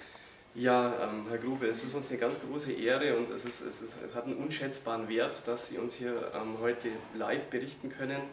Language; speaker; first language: German; native; German